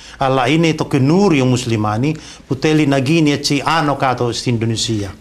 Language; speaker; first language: Greek; non-native, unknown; Indonesian